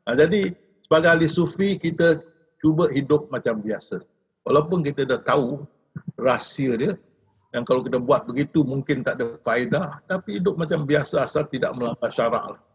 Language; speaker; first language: Malay; native; Malay